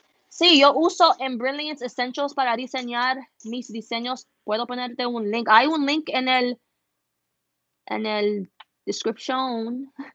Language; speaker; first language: Spanish; early bilingual, heritage; Spanish